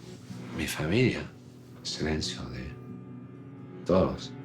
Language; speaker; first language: Spanish; non-native, fluent; English